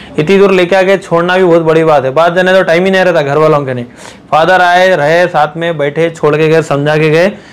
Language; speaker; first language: Hindi; native; Hindi